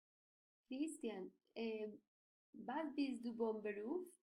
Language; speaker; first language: German; non-native, learner; Spanish